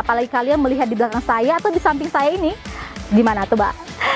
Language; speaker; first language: Indonesian; native; Indonesian